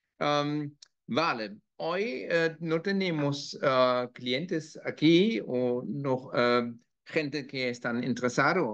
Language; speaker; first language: Spanish; non-native, learner; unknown